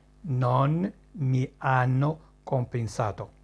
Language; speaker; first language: Italian; non-native, fluent; Arabic